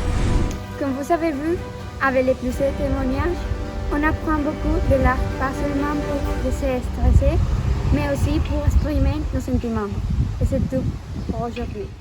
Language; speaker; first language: French; non-native, learner; Spanish